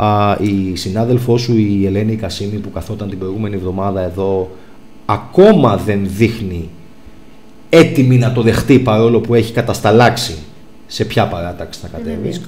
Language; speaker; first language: Greek; native; Greek